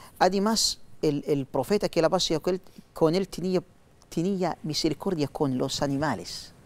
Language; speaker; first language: Spanish; non-native, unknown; Arabic